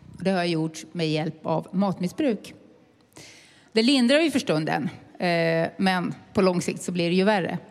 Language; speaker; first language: Swedish; native; Swedish